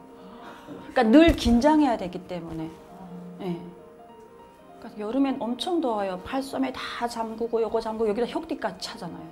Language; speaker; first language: Korean; native; Korean